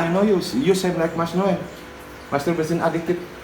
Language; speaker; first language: English; non-native, learner; Javanese